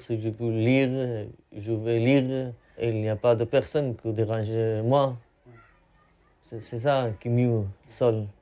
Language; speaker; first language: French; non-native, learner; Persian